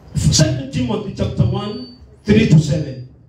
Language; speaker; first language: English; non-native, local second language; Swahili